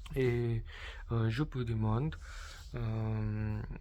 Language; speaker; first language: French; non-native, learner; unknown